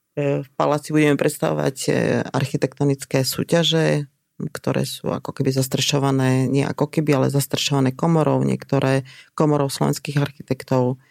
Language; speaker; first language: Slovak; native; Slovak